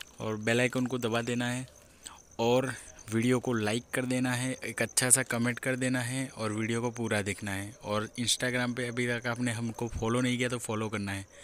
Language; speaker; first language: Hindi; native; Hindi